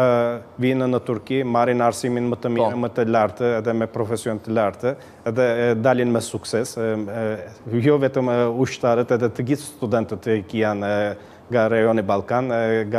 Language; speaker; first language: Albanian; early bilingual, heritage; Albanian